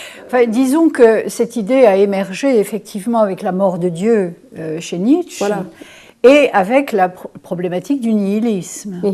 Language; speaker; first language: French; native; French